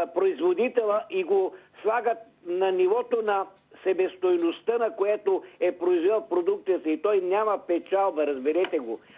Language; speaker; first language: Bulgarian; native; Bulgarian